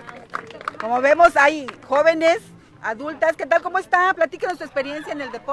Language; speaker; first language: Spanish; native; Spanish